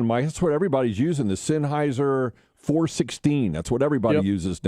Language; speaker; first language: English; native; English